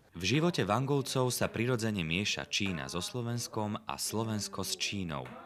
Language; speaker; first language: Slovak; native; Slovak